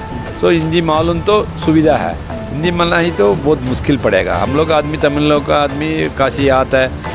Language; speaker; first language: Hindi; non-native, local second language; Tamil